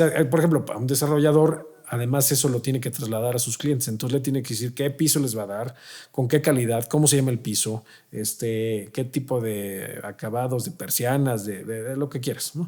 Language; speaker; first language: Spanish; native; Spanish